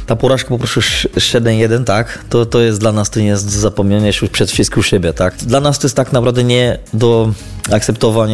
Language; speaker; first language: Polish; non-native, fluent; Portuguese